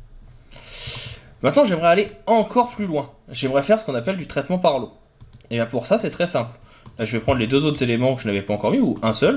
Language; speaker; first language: French; native; French